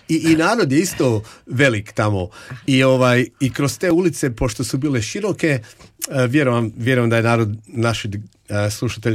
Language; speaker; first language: Croatian; non-native, fluent; English